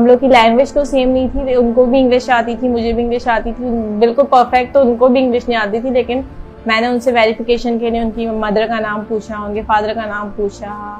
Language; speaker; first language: Urdu; native; Urdu